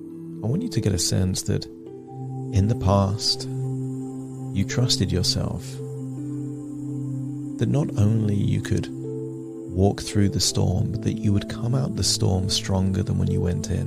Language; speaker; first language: English; native; English